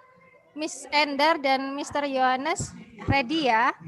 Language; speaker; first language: English; non-native, learner; Indonesian